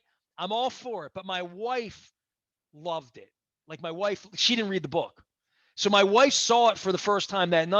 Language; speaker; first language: English; native; English